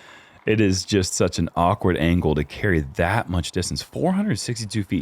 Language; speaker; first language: English; native; English